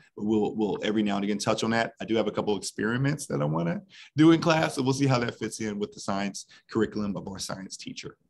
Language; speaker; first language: English; native; English